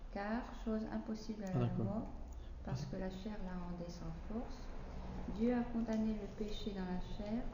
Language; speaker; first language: French; native; French